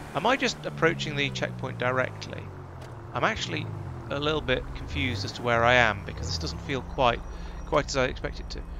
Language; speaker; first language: English; native; English